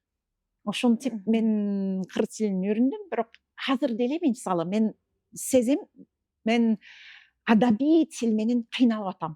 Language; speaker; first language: Kyrgyz; non-native, fluent; English